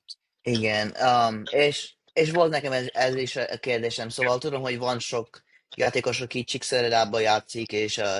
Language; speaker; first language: Hungarian; early bilingual, heritage; English